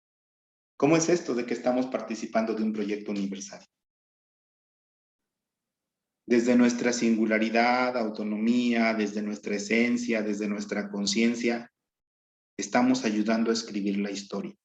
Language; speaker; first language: Spanish; native; Spanish